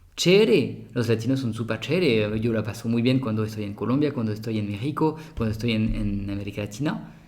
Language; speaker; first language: Spanish; non-native, fluent; French